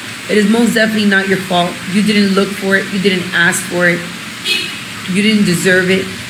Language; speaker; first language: English; early bilingual, other home language; Spanish